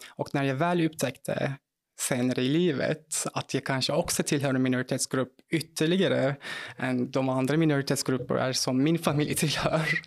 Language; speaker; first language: Swedish; non-native, fluent; Turkish